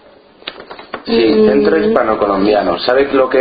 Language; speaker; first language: Spanish; native; Spanish